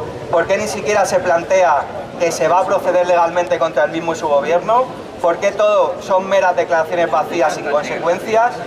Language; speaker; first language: Spanish; native; Spanish